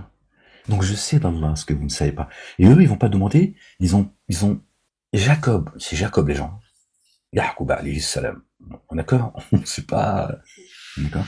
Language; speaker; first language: French; native; French